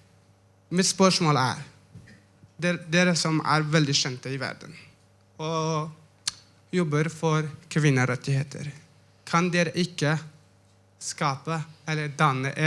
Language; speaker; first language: Norwegian; non-native, fluent; Persian